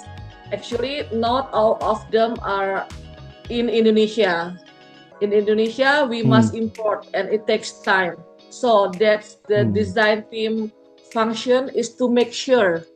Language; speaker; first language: English; non-native, fluent; Indonesian